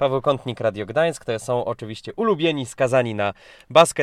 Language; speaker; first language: Polish; native; Polish